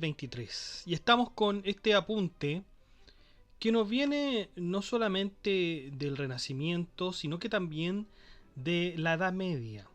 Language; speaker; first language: Spanish; native; Spanish